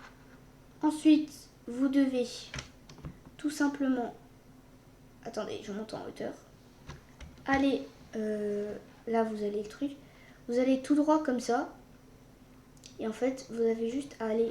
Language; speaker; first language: French; native; French